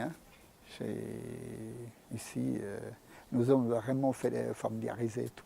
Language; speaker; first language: French; non-native, learner; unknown